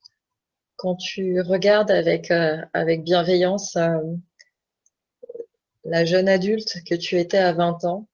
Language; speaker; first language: French; native; French